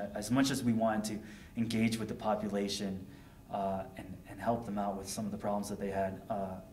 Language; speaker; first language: English; native; English